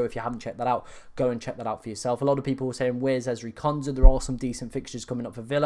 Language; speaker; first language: English; native; English